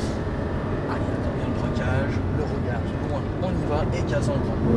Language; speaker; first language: French; native; French